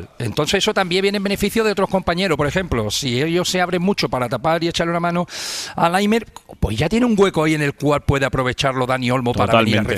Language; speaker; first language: Spanish; native; Spanish